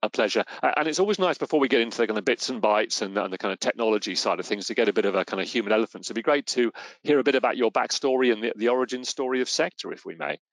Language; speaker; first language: English; native; English